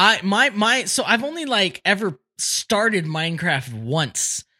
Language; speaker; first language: English; native; English